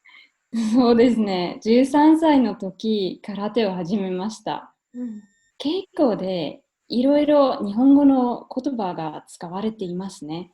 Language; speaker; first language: Japanese; non-native, fluent; German